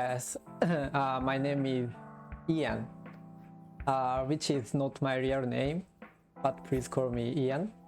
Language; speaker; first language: English; non-native, learner; Japanese